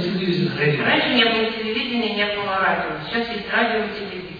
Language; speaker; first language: Russian; native; Russian